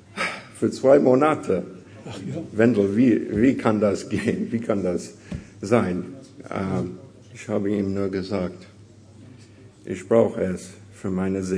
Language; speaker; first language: German; non-native, learner; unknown